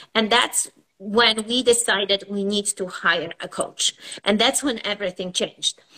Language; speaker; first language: English; non-native, fluent; Polish